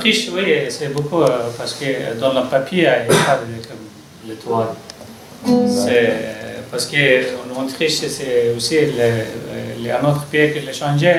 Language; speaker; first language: French; non-native, learner; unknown